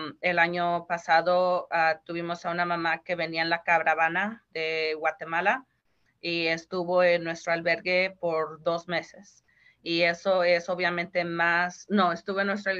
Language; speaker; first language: Spanish; early bilingual, heritage; Spanish